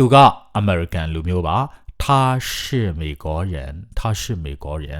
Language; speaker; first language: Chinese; non-native, fluent; Burmese